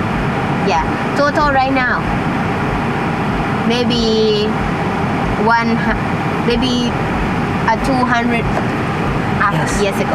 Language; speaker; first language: English; non-native, learner; Thai